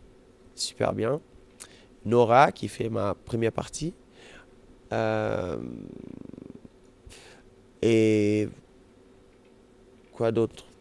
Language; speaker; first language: French; non-native, fluent; German